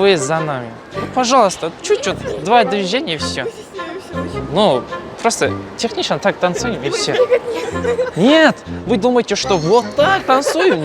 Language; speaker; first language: Russian; non-native, local second language; Kazakh